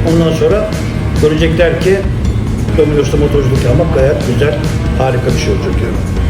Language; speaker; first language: Turkish; native; Turkish